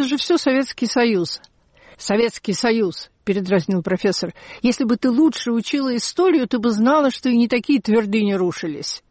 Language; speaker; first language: Russian; native; Russian